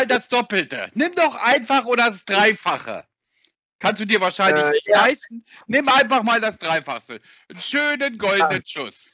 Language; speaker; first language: German; native; German